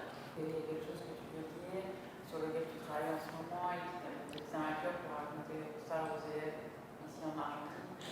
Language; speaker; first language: French; non-native, fluent; Spanish